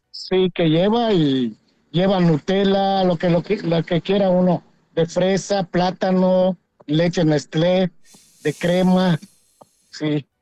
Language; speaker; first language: Spanish; native; Spanish